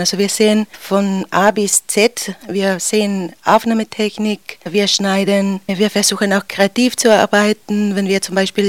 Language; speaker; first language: German; non-native, fluent; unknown